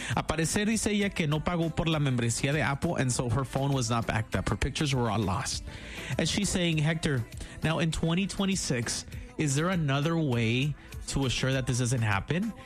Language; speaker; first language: English; early bilingual, other home language; Spanish